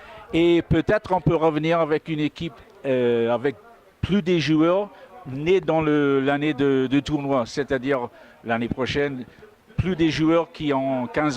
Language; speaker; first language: French; non-native, fluent; English